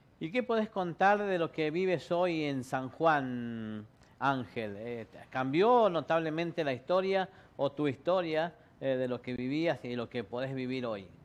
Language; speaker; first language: Spanish; native; Spanish